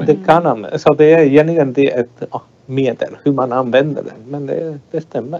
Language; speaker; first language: Swedish; non-native, fluent; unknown